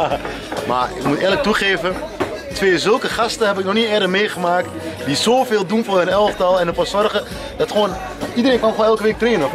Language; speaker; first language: Dutch; native; Dutch